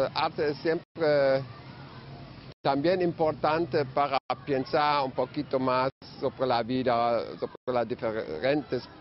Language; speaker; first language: Spanish; non-native, learner; German